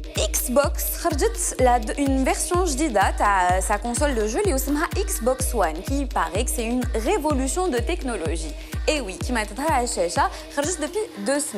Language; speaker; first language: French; non-native, local second language; Arabic